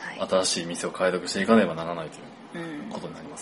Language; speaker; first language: Japanese; native; Japanese